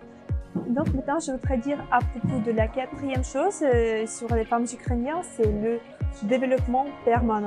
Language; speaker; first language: French; non-native, fluent; Russian